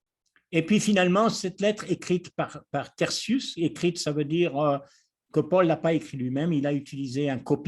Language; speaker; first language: French; native; French